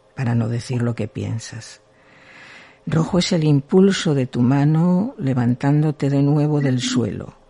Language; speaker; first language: Spanish; non-native, local second language; Galician